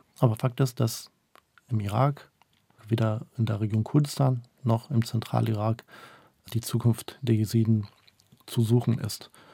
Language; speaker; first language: German; early bilingual, other home language; Kurdish